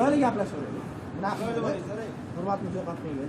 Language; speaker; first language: Arabic; native; Arabic